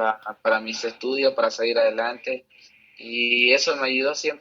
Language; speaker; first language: Spanish; native; Spanish